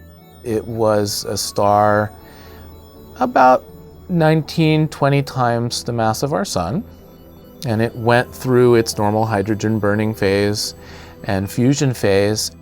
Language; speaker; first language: English; native; English